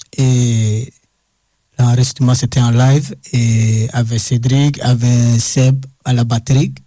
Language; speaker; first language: French; non-native, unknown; English